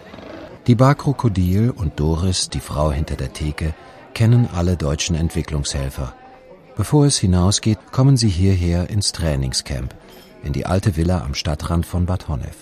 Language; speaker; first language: German; native; German